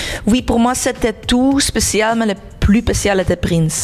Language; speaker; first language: French; non-native, local second language; Dutch